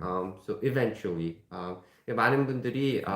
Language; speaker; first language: English; non-native, fluent; Korean